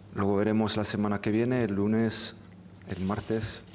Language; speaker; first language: Spanish; non-native, fluent; French